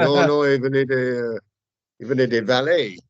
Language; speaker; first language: French; non-native, fluent; English